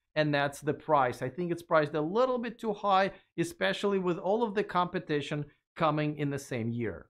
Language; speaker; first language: English; non-native, fluent; Russian